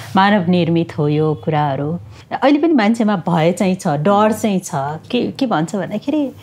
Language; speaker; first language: Nepali; non-native, local second language; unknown